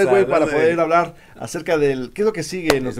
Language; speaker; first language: Spanish; native; Spanish